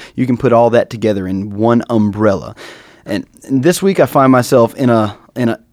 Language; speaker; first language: English; native; English